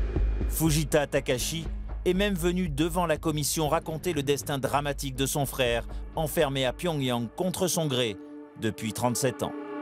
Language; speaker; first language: French; native; French